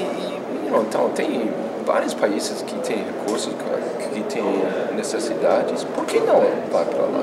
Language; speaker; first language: Portuguese; non-native, fluent; English